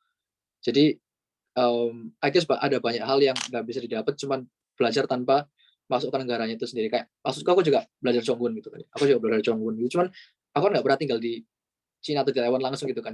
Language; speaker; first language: Indonesian; native; Indonesian